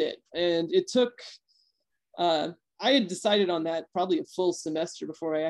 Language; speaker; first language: English; native; English